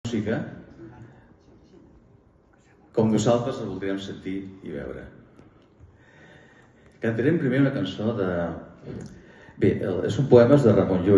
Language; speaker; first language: Catalan; native; Catalan